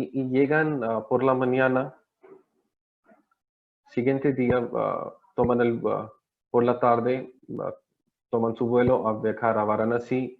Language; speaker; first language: Spanish; non-native, learner; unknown